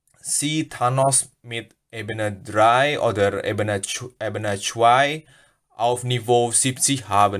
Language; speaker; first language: German; non-native, learner; Indonesian